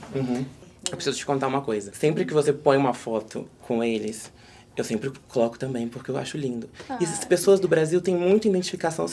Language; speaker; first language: Portuguese; native; Portuguese